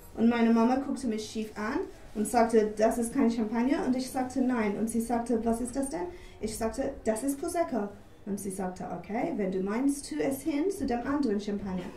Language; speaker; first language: German; non-native, fluent; English